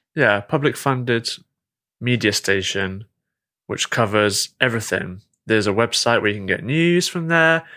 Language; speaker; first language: English; native; English